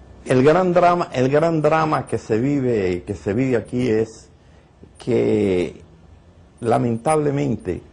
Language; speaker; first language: Spanish; native; Spanish